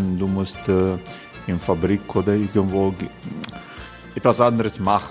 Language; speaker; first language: German; non-native, fluent; Croatian